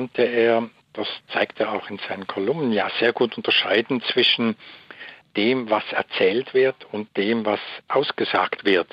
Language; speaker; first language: German; native; German